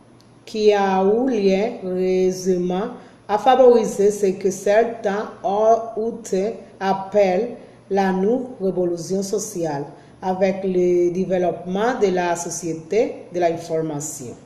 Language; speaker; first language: French; non-native, learner; Spanish